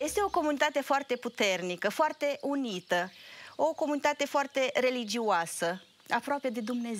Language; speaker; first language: Romanian; non-native, local second language; Russian